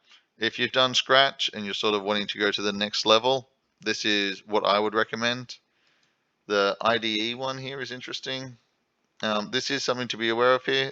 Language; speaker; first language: English; native; English